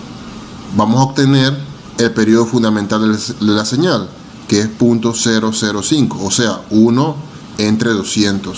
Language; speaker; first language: Spanish; native; Spanish